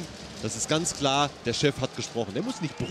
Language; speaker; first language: German; native; German